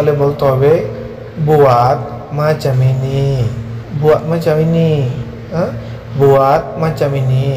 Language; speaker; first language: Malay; non-native, fluent; Bangla